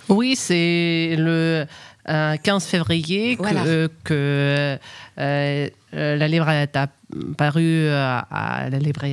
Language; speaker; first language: French; non-native, fluent; Ukrainian